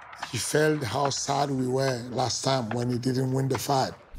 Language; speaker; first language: English; non-native, fluent; French